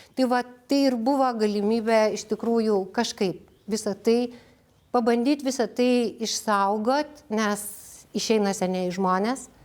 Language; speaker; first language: Lithuanian; native; Lithuanian